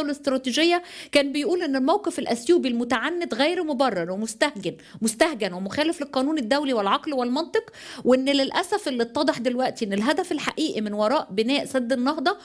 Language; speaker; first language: Arabic; native; Arabic